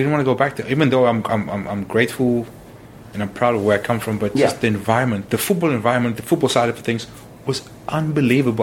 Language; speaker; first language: English; non-native, local second language; Afrikaans